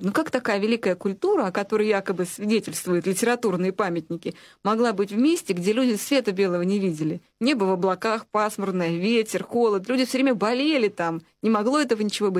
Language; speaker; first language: Russian; native; Russian